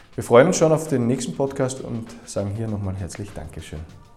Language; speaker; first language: German; native; German